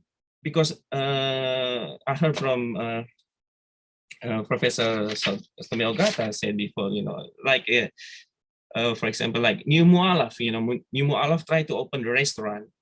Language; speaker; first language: English; non-native, fluent; Indonesian